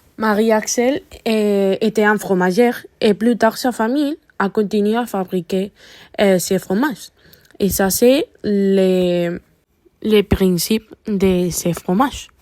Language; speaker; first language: French; non-native, learner; Spanish